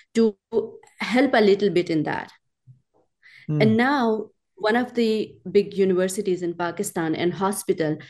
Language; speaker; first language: English; non-native, local second language; Urdu